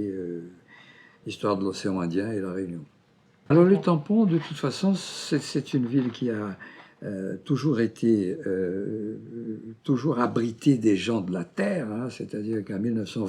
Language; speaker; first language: French; non-native, fluent; Portuguese